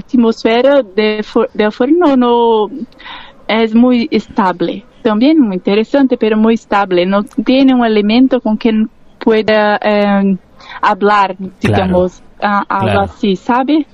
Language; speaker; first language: Spanish; non-native, learner; Portuguese